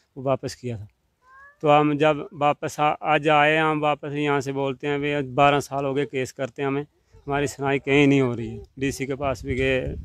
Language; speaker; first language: Hindi; native; Hindi